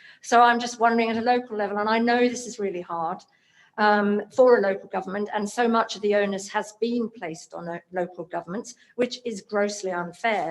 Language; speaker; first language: English; native; English